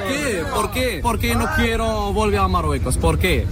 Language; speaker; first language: Spanish; non-native, learner; Arabic